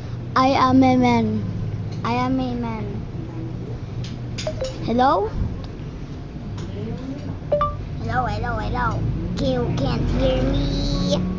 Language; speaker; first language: English; non-native, local second language; Filipino